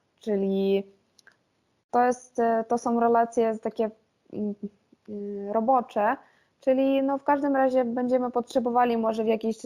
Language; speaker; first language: Polish; non-native, fluent; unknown